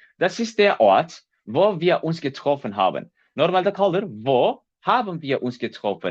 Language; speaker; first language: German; non-native, fluent; Turkish